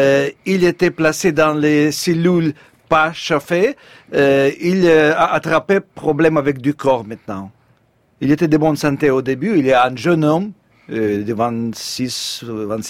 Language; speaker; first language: French; non-native, fluent; Russian